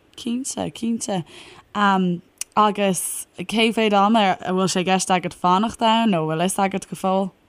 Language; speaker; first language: Irish; native; Irish